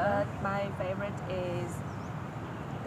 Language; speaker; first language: English; non-native, fluent; Vietnamese